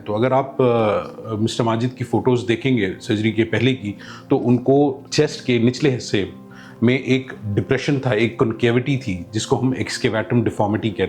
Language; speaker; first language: Hindi; native; Hindi